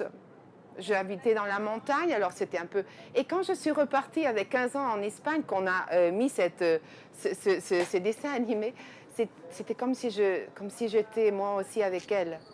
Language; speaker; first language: French; early bilingual, other home language; Spanish